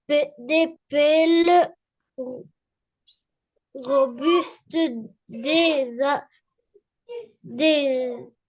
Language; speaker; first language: French; non-native, learner; Arabic